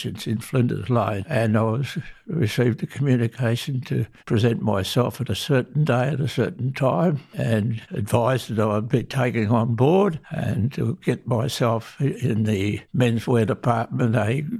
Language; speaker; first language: English; native; English